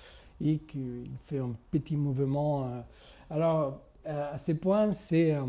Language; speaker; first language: French; non-native, fluent; Spanish